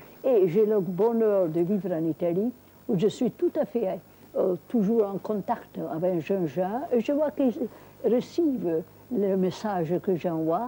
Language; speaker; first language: French; non-native, fluent; Italian